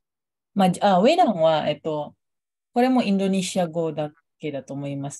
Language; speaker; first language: Japanese; non-native, fluent; Indonesian